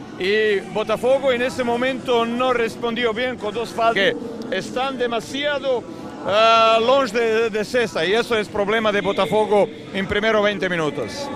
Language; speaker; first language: Spanish; non-native, fluent; Croatian